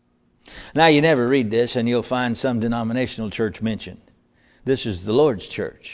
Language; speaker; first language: English; native; English